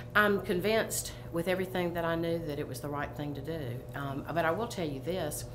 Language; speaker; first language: English; native; English